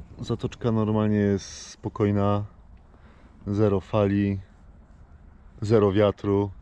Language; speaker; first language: Polish; native; Polish